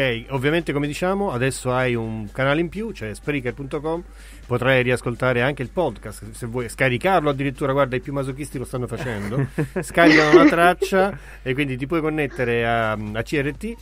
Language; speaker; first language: Italian; native; Italian